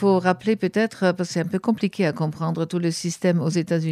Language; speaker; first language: French; native; French